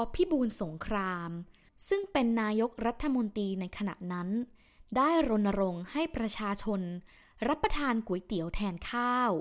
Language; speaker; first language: Thai; native; Thai